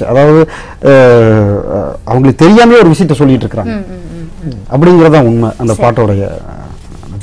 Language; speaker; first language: Tamil; native; Tamil